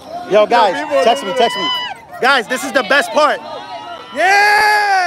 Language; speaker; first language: English; early bilingual, other home language; Spanish